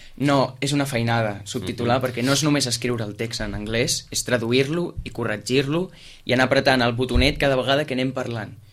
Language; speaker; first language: Catalan; native; Catalan